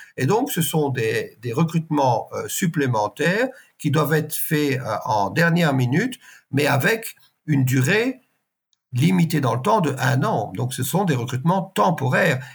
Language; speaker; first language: French; native; French